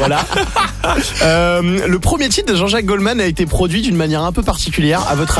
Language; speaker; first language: French; native; French